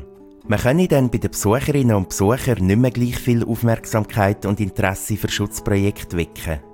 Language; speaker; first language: German; native; German